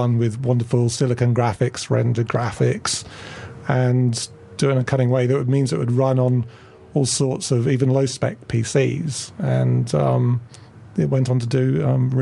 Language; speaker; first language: English; native; English